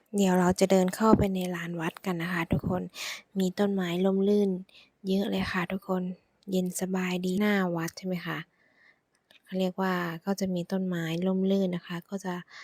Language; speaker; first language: Thai; native; Thai